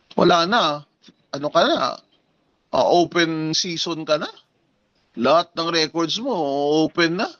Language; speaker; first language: Filipino; non-native, local second language; Hiligaynon